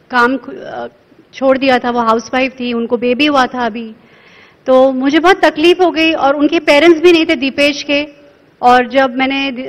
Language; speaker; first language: Hindi; native; Hindi